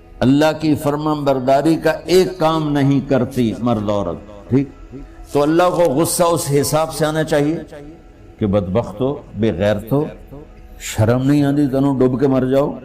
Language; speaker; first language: Urdu; non-native, local second language; Punjabi